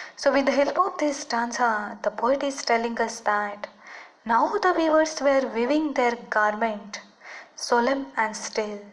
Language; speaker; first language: English; non-native, local second language; Marathi